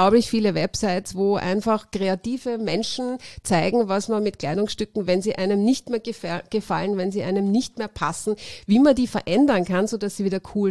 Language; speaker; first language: German; native; German